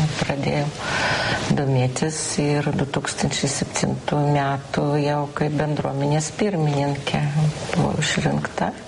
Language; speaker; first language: Lithuanian; non-native, local second language; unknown